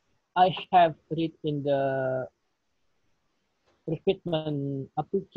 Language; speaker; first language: English; non-native, learner; Indonesian